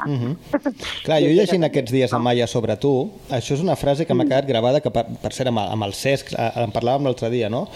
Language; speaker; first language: Catalan; native; Catalan